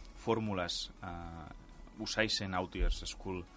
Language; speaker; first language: Spanish; non-native, local second language; Catalan